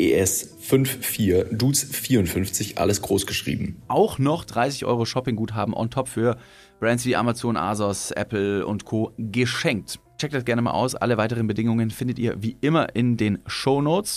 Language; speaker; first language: German; native; German